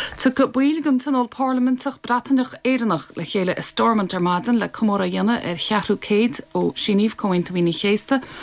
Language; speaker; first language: Irish; native; Irish